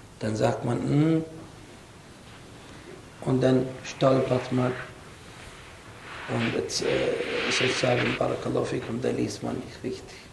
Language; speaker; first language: German; non-native, fluent; Arabic